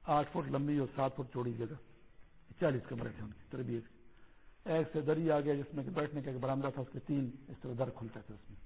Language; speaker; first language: Urdu; non-native, local second language; Pashto